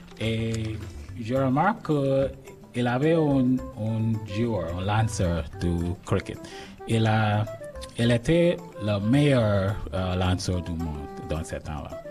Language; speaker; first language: French; non-native, learner; English